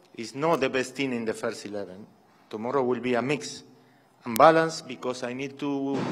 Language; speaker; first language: English; non-native, fluent; Spanish